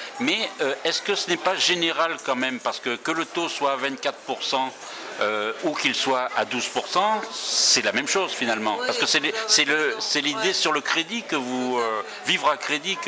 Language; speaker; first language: French; native; French